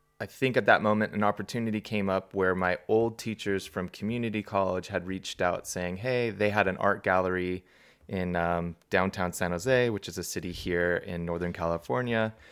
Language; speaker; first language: English; native; English